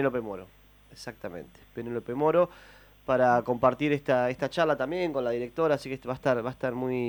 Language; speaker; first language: Spanish; native; Spanish